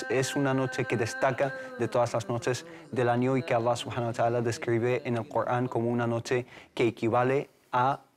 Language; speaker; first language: Spanish; native; Spanish